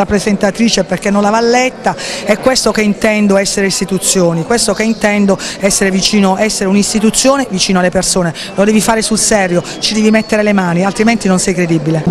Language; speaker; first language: Italian; native; Italian